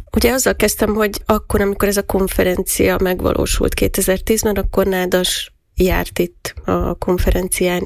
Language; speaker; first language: Hungarian; native; Hungarian